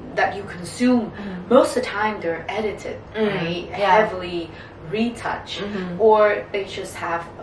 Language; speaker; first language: English; non-native, fluent; Vietnamese